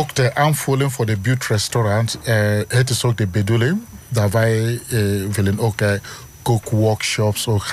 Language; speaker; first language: Dutch; non-native, learner; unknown